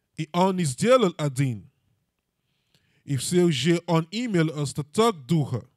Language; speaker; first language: Russian; non-native, learner; English